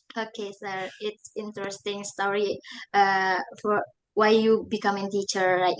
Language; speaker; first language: English; non-native, learner; Indonesian